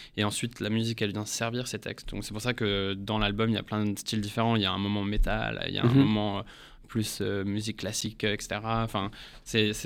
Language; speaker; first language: French; early bilingual, heritage; English